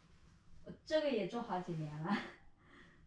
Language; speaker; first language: Chinese; native; Chinese